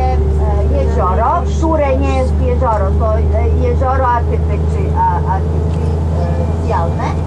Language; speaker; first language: Polish; non-native, learner; Serbian